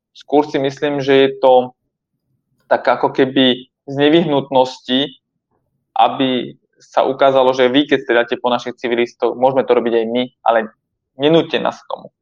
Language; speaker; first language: Slovak; non-native, fluent; Armenian